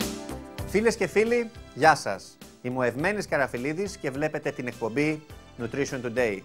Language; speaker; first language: Greek; native; Greek